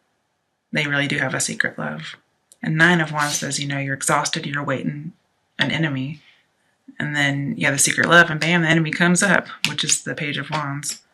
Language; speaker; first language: English; native; English